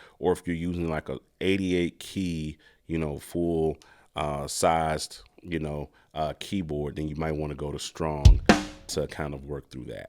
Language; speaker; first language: English; native; English